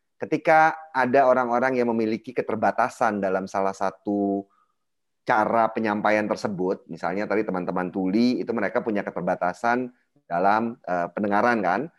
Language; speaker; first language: Indonesian; native; Indonesian